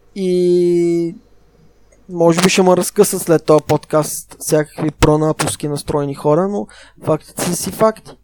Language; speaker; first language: Bulgarian; native; Bulgarian